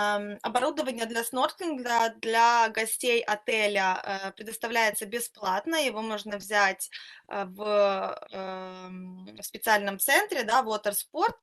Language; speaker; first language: Russian; native; Russian